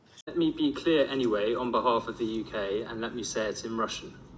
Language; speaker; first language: English; native; English